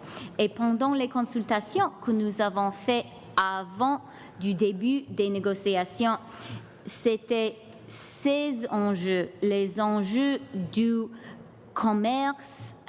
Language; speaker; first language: French; non-native, local second language; English